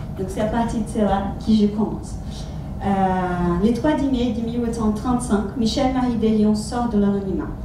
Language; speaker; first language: French; non-native, fluent; Portuguese